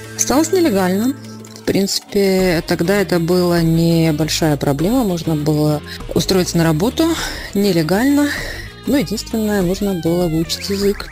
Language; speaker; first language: Russian; native; Russian